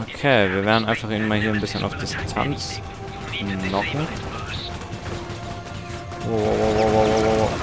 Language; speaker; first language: German; native; German